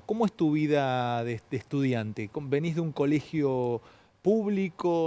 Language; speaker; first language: Spanish; native; Spanish